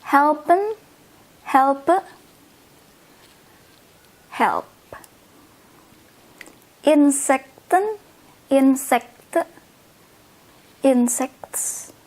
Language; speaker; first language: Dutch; non-native, fluent; Indonesian